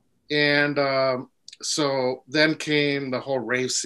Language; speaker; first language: English; native; English